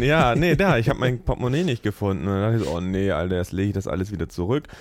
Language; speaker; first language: German; native; German